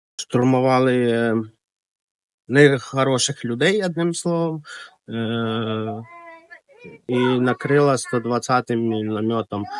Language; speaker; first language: Ukrainian; native; Ukrainian